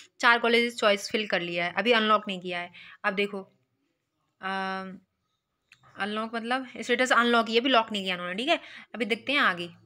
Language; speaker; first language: Hindi; native; Hindi